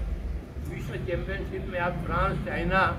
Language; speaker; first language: Hindi; native; Hindi